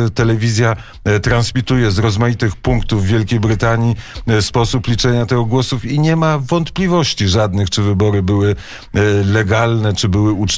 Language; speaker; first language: Polish; native; Polish